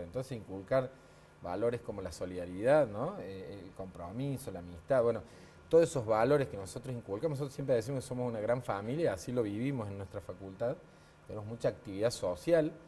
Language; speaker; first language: Spanish; native; Spanish